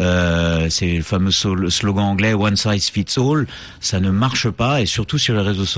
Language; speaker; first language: French; native; French